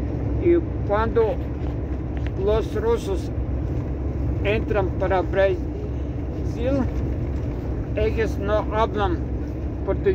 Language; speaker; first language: Spanish; non-native, learner; Russian